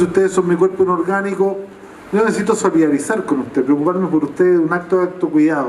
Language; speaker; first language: Spanish; native; Spanish